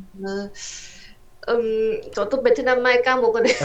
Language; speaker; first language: Korean; non-native, learner; Vietnamese